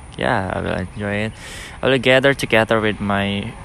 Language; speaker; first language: English; non-native, fluent; Indonesian